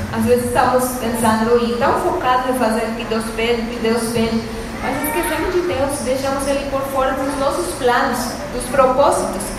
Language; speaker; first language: Portuguese; non-native, fluent; Spanish